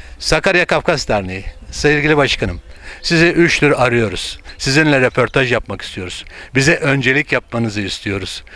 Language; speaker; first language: Turkish; native; Turkish